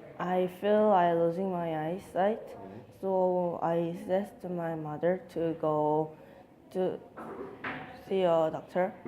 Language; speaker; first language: English; non-native, learner; Korean